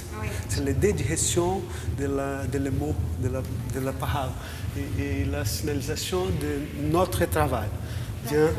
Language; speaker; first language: French; non-native, learner; Portuguese